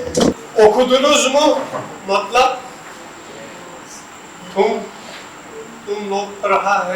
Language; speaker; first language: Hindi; non-native, learner; Turkish